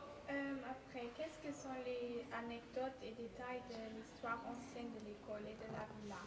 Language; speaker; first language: French; non-native, learner; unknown